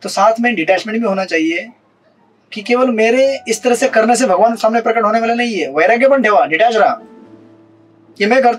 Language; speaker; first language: Hindi; non-native, local second language; Marathi